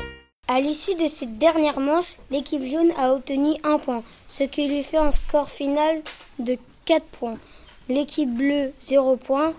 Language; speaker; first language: French; native; French